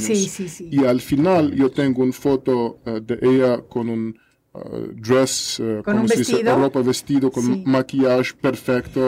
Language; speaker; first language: Spanish; non-native, learner; Russian